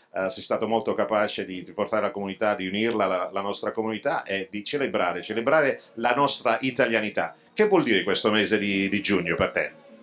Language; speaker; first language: Italian; early bilingual, other home language; English